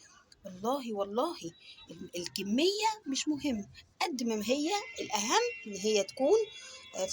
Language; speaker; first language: Arabic; native; Arabic